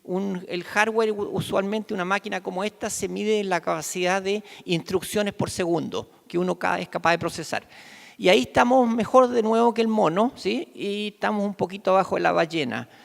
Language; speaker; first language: Spanish; native; Spanish